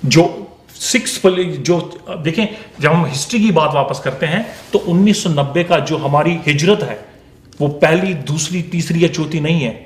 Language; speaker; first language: Hindi; non-native, local second language; Kashmiri